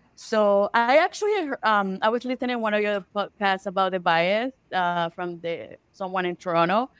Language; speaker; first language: English; non-native, fluent; Spanish